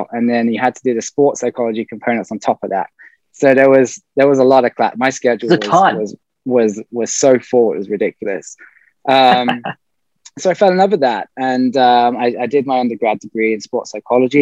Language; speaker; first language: English; native; English